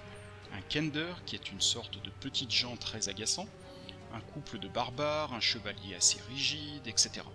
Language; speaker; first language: French; native; French